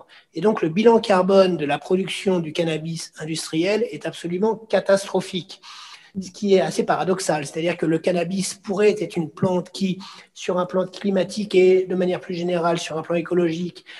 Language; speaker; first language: French; native; French